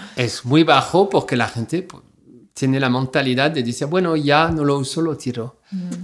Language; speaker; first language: Spanish; non-native, fluent; French